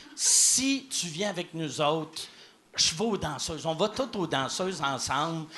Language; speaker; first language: French; native; French